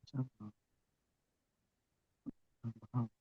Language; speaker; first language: English; non-native, learner; Indonesian